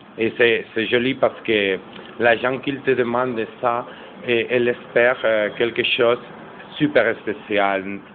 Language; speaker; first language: French; non-native, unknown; Catalan